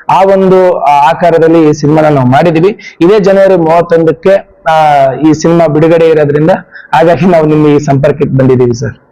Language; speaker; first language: Kannada; native; Kannada